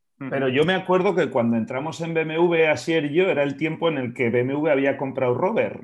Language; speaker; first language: Spanish; native; Spanish